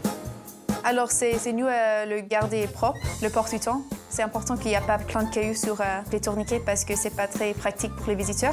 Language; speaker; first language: French; non-native, fluent; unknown